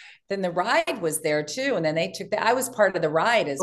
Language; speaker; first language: English; native; English